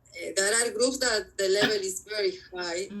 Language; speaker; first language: English; non-native, learner; Spanish